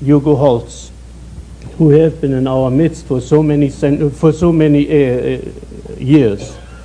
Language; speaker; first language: English; non-native, fluent; German